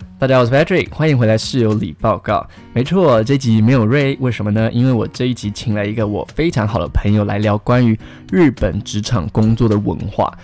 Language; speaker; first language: Chinese; native; Chinese